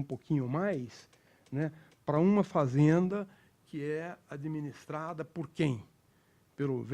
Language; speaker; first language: Portuguese; native; Portuguese